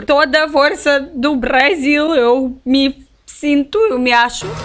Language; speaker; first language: Portuguese; non-native, learner; Russian